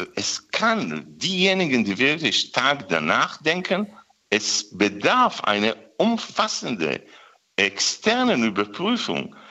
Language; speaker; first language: German; non-native, fluent; Hebrew